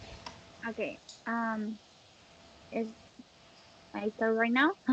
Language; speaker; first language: English; non-native, learner; Spanish